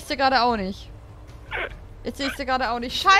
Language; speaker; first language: German; native; German